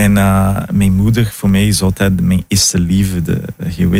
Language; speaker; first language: Dutch; non-native, learner; Portuguese